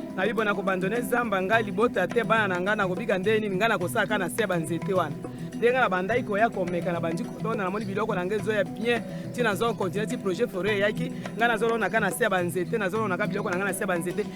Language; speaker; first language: Lingala; native; Lingala